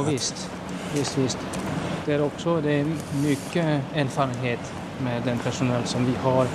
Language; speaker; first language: Swedish; non-native, fluent; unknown